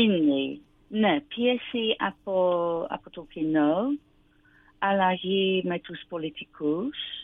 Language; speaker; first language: Greek; non-native, learner; English